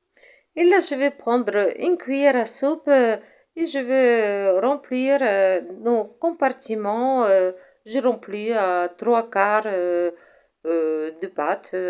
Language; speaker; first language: French; non-native, fluent; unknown